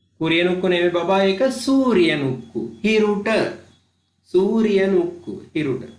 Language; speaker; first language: Sinhala; native; Sinhala